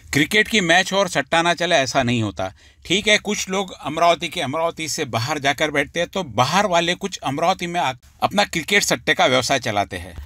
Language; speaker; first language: Hindi; non-native, local second language; Marathi